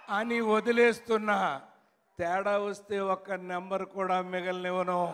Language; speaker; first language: Telugu; native; Telugu